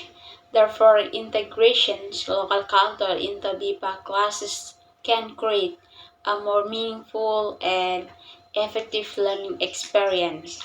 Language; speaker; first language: English; non-native, learner; Indonesian